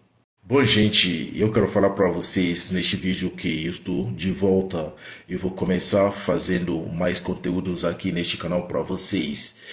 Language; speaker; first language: Portuguese; non-native, fluent; Igbo